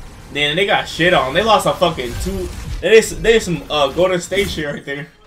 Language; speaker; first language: English; early bilingual, other home language; Spanish